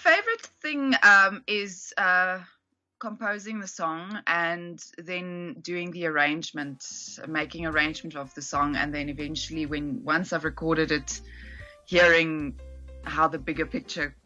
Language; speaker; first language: English; native; English